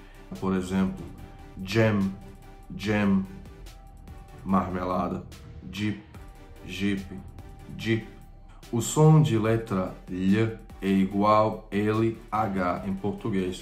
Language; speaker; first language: Portuguese; non-native, fluent; Croatian